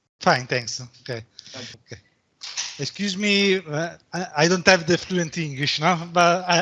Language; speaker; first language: English; non-native, learner; Italian